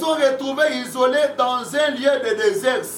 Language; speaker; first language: French; non-native, local second language; Lingala